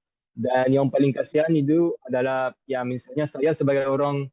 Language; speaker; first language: Indonesian; non-native, fluent; French